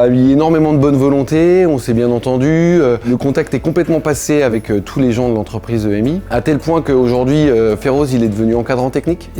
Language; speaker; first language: French; native; French